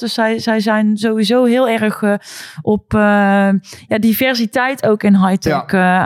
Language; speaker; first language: Dutch; native; Dutch